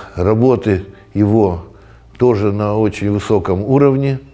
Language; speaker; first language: Russian; native; Russian